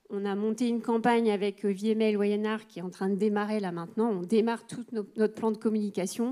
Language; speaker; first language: French; native; French